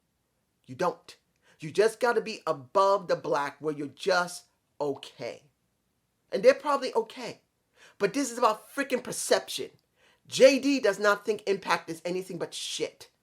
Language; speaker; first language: English; native; English